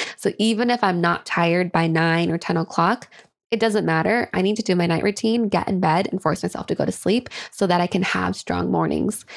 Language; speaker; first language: English; native; English